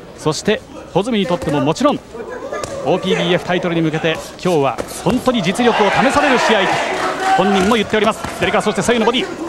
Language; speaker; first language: Japanese; native; Japanese